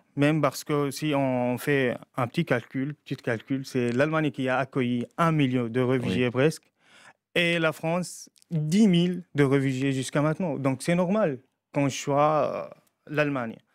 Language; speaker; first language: French; non-native, fluent; Arabic